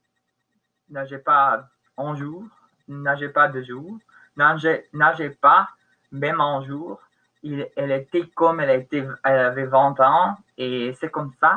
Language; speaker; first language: French; non-native, learner; English